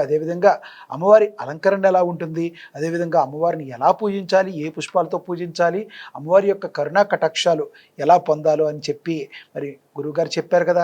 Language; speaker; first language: Telugu; native; Telugu